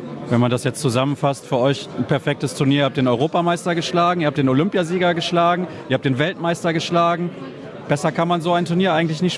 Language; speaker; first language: German; native; German